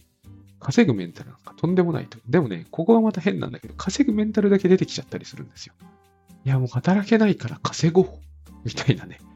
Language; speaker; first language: Japanese; native; Japanese